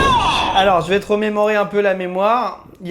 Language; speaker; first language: French; native; French